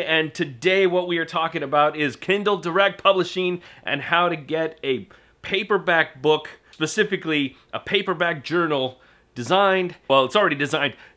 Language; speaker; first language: English; native; English